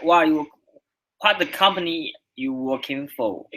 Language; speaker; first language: English; non-native, learner; Chinese